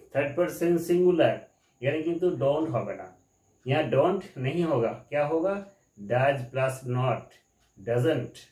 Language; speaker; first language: Hindi; non-native, local second language; Bangla